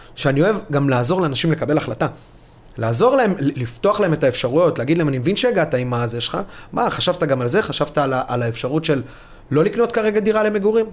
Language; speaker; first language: Hebrew; early bilingual, other home language; Russian